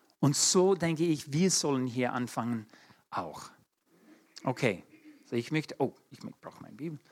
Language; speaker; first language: German; non-native, fluent; English